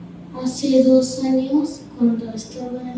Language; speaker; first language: Spanish; early bilingual, heritage; Spanish